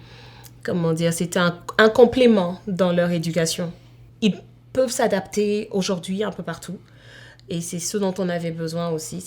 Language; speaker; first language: French; native; French